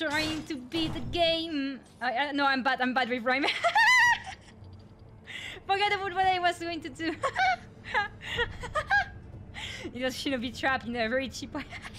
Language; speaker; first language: English; non-native, fluent; French